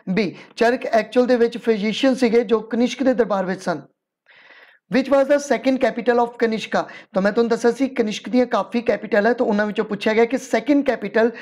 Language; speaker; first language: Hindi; non-native, local second language; Punjabi